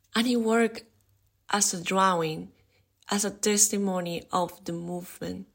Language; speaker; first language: English; non-native, fluent; Spanish